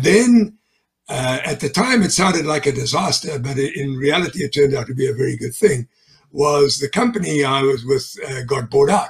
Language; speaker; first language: English; native; English